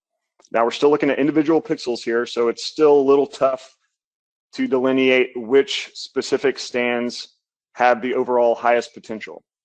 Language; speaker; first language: English; native; English